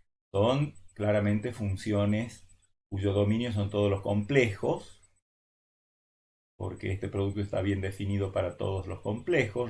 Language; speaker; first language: Spanish; native; Spanish